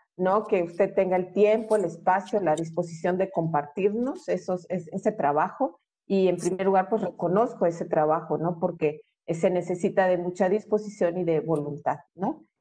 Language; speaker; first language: Spanish; native; Spanish